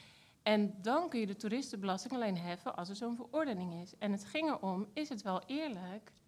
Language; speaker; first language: Dutch; native; Dutch